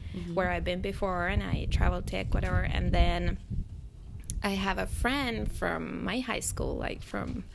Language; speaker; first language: English; non-native, fluent; Finnish